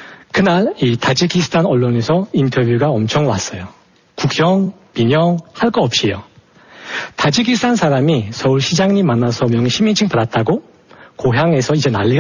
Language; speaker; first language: Korean; non-native, fluent; Tajik